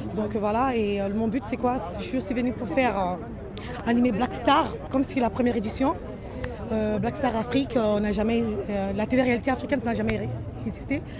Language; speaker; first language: French; non-native, local second language; Fula